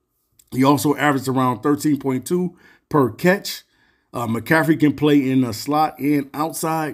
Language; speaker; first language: English; native; English